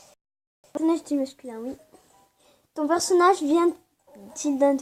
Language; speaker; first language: French; native; French